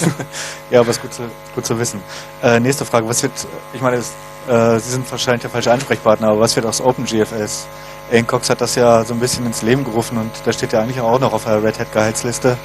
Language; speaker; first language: German; native; German